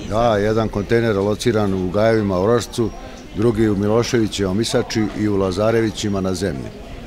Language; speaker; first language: Serbian; native; Serbian